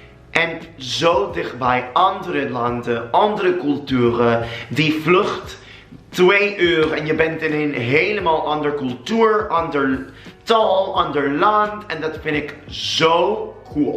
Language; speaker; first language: Dutch; non-native, learner; English